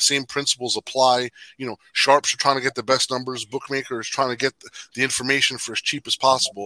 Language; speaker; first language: English; native; English